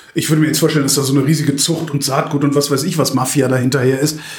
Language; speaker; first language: German; native; German